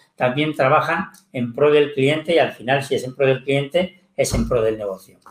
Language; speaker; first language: Spanish; native; Spanish